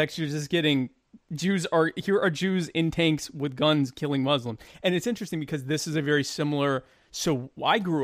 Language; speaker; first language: English; native; English